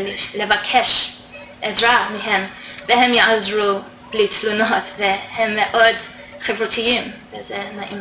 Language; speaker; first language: Hebrew; non-native, fluent; English